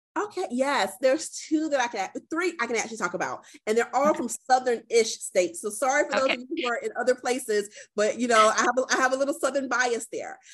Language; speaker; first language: English; native; English